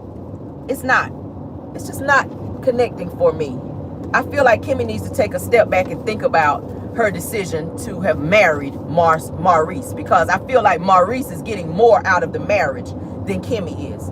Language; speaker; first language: English; native; English